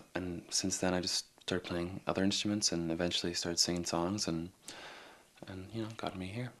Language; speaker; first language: English; native; English